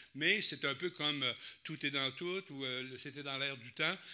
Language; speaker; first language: French; native; French